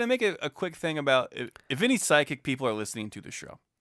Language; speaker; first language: English; native; English